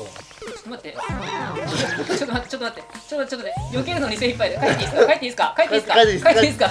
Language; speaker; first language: Japanese; native; Japanese